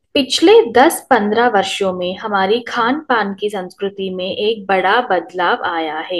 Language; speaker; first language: Hindi; non-native, local second language; Telugu